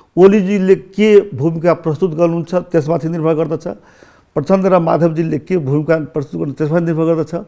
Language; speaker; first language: Nepali; non-native, local second language; Maithili